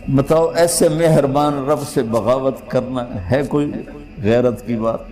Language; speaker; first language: Urdu; non-native, local second language; Punjabi